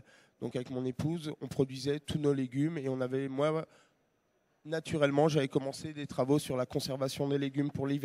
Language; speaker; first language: French; native; French